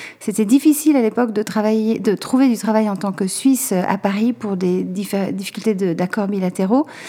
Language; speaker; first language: French; native; French